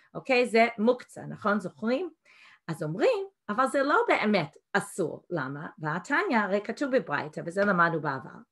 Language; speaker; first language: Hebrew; non-native, fluent; English